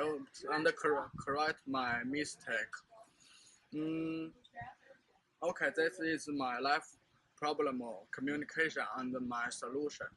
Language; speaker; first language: English; non-native, learner; Chinese